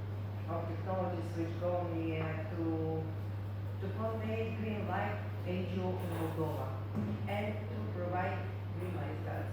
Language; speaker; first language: English; non-native, learner; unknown